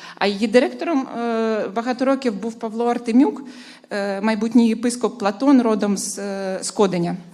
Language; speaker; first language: Ukrainian; native; Ukrainian